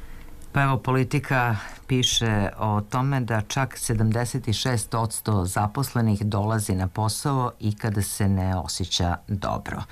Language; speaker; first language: Serbian; native; Serbian